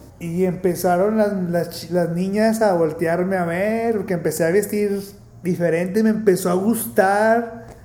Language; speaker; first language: Spanish; native; Spanish